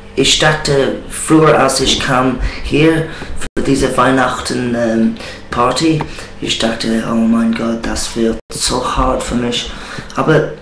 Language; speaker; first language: German; non-native, learner; English